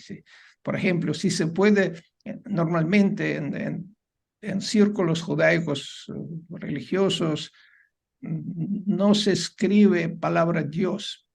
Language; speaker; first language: Spanish; non-native, fluent; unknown